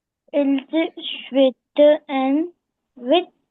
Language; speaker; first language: French; non-native, learner; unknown